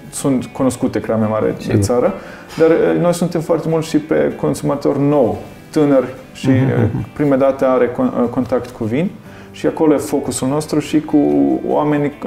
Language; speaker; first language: Romanian; non-native, learner; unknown